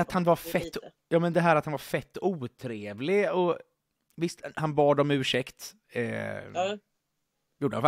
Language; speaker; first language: Swedish; native; Swedish